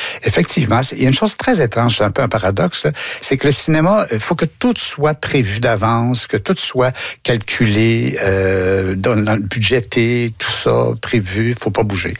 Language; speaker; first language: French; native; French